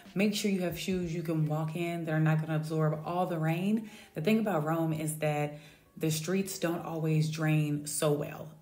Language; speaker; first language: English; native; English